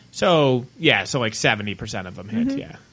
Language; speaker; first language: English; native; English